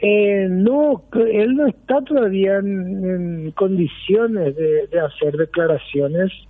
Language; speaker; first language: Spanish; native; Spanish